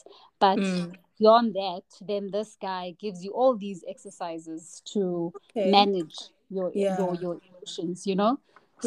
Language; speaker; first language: English; non-native, local second language; Xhosa